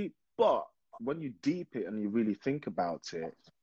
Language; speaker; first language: English; non-native, local second language; Yoruba